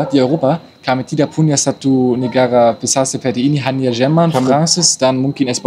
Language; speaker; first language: Indonesian; non-native, learner; German